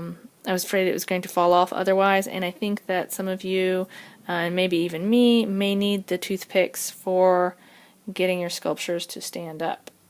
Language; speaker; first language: English; native; English